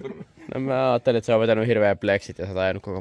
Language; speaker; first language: Finnish; native; Finnish